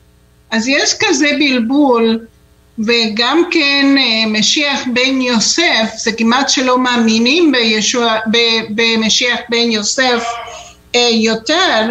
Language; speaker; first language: Hebrew; non-native, fluent; Spanish